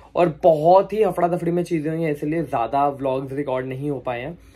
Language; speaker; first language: Hindi; non-native, local second language; Punjabi